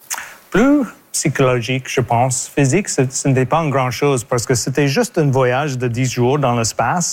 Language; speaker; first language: French; non-native, local second language; English